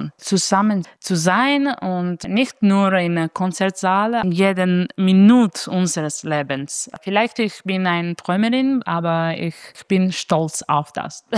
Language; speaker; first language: German; non-native, learner; Italian